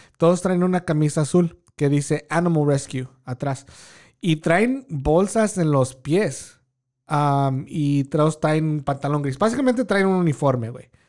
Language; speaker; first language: Spanish; early bilingual, heritage; Spanish